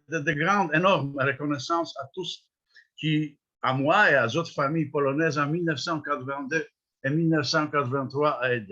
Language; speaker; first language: French; non-native, fluent; Polish